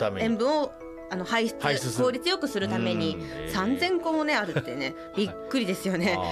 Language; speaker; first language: Japanese; native; Japanese